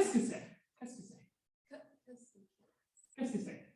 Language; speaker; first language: French; non-native, fluent; English